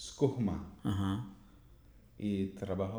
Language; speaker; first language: Spanish; non-native, learner; English